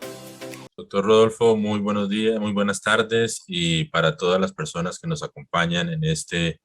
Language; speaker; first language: Spanish; native; Spanish